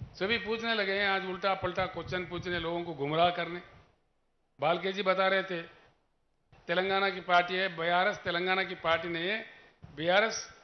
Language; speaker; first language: Hindi; non-native, local second language; Telugu